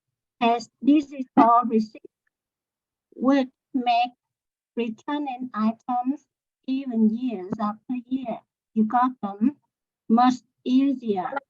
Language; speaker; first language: English; non-native, learner; Vietnamese